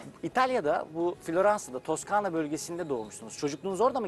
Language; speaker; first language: Turkish; native; Turkish